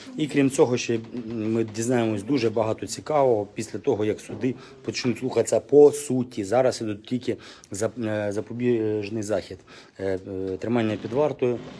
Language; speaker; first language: Ukrainian; native; Ukrainian